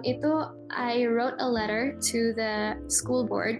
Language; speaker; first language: English; early bilingual, other home language; Indonesian